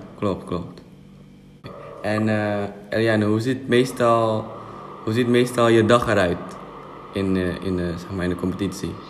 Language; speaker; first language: Dutch; non-native, fluent; Indonesian